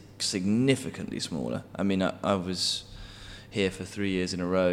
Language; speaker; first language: English; native; English